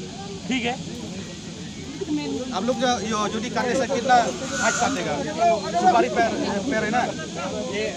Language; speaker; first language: Hindi; non-native, local second language; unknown